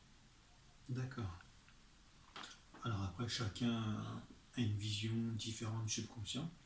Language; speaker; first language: French; native; French